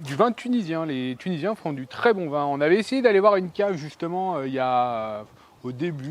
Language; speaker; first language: French; native; French